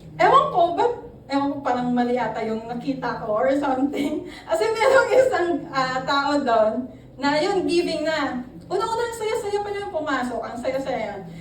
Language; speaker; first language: Filipino; non-native, local second language; Hiligaynon